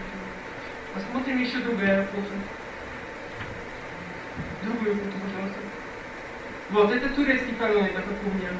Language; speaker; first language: Russian; non-native, fluent; Arabic